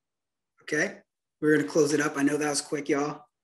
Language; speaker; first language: English; native; English